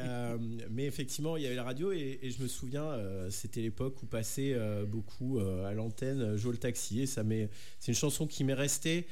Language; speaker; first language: French; native; French